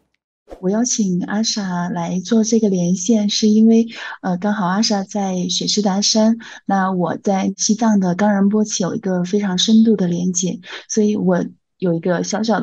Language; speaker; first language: Chinese; native; Chinese